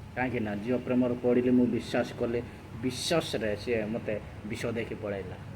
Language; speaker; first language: Odia; non-native, local second language; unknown